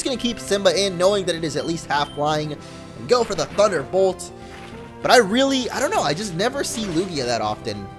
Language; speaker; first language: English; native; English